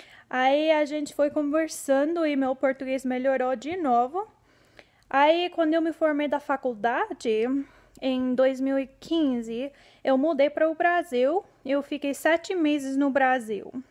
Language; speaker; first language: Portuguese; non-native, fluent; English